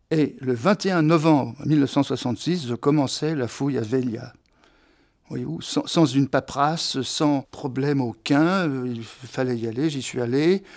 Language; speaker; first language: French; non-native, fluent; Italian